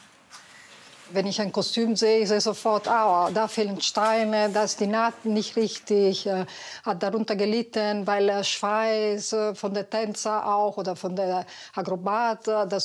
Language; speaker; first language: German; non-native, fluent; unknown